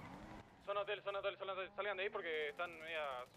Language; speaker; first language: Spanish; native; Spanish